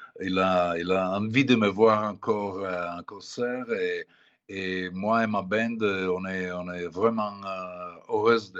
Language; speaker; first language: French; non-native, fluent; Italian